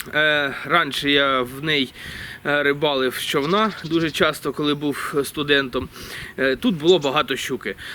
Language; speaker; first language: Ukrainian; native; Ukrainian